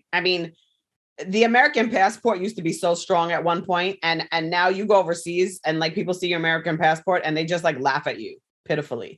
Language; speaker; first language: English; native; English